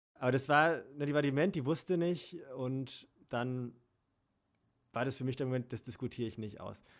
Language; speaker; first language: German; native; German